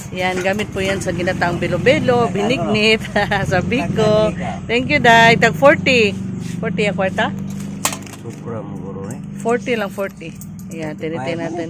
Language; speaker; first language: Filipino; non-native, local second language; Cebuano